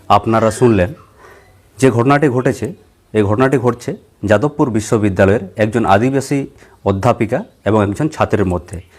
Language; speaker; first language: Bangla; non-native, local second language; Santali